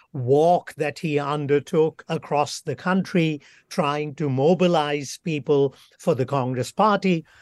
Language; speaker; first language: English; non-native, local second language; Bangla